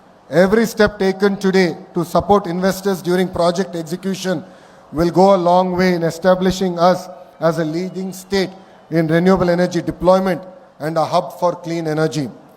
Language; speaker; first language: English; non-native, local second language; Telugu